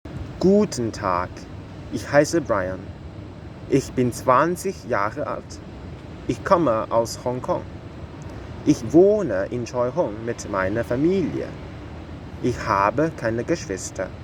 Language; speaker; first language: German; non-native, learner; Cantonese